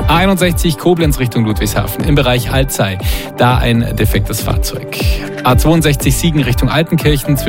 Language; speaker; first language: German; native; German